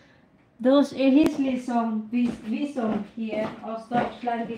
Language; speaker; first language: German; non-native, learner; Filipino